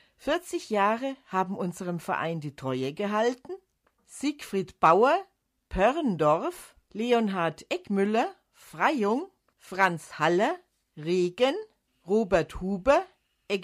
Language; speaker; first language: German; native; German